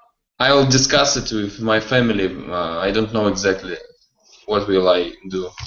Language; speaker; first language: English; non-native, learner; Russian